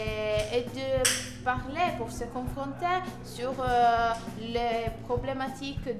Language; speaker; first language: French; non-native, learner; Italian